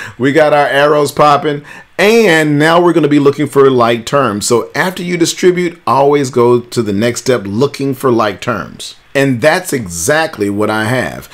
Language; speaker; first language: English; native; English